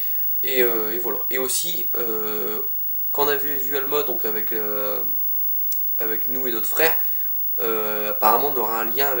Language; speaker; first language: French; native; French